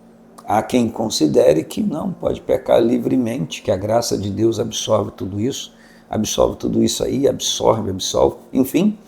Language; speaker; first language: Portuguese; native; Portuguese